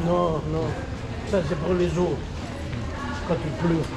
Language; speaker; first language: French; non-native, fluent; Spanish